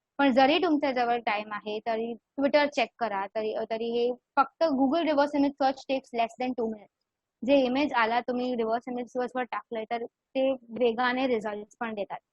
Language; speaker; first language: Marathi; non-native, local second language; Gujarati